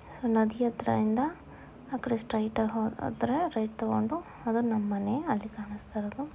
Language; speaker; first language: Kannada; non-native, local second language; Tulu